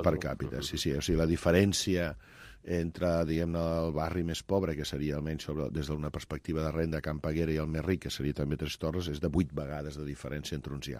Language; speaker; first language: Catalan; native; Catalan